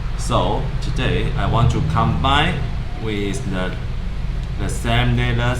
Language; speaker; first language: English; non-native, learner; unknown